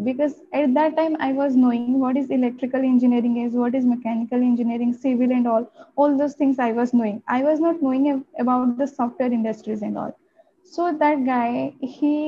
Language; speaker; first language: English; non-native, local second language; Odia